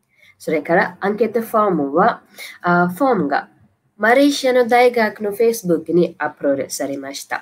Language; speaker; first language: Japanese; non-native, learner; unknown